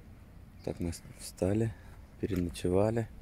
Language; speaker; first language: Russian; native; Russian